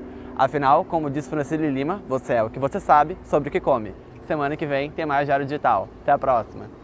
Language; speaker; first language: Portuguese; native; Portuguese